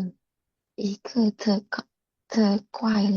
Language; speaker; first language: Chinese; non-native, learner; Indonesian